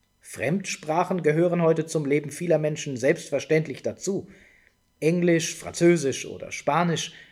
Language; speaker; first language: German; native; German